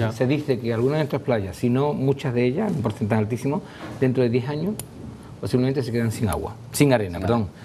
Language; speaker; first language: Spanish; native; Spanish